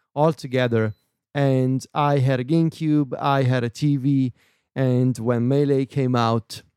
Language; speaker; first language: English; non-native, fluent; Italian